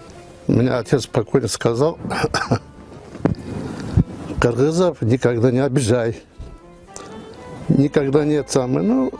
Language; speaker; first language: Russian; non-native, local second language; Turkish